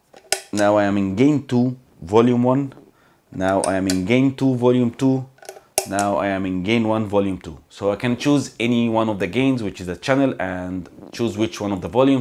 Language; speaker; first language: English; non-native, fluent; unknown